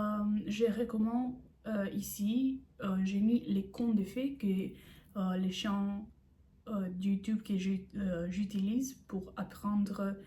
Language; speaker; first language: French; non-native, learner; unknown